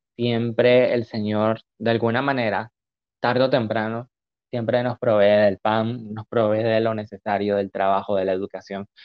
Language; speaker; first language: Spanish; native; Spanish